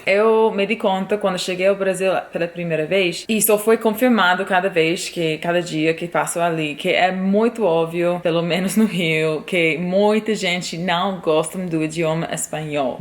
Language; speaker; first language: Portuguese; non-native, fluent; English